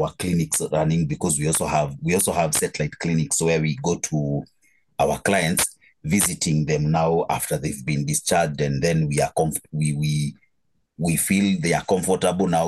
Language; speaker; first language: English; non-native, local second language; Kikuyu